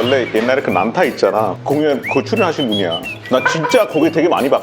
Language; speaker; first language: Korean; non-native, fluent; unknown